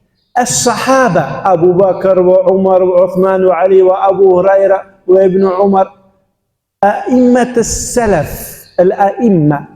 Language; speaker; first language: Arabic; non-native, fluent; Dutch